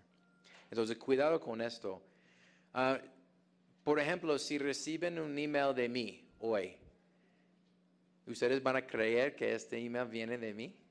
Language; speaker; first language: Spanish; non-native, fluent; English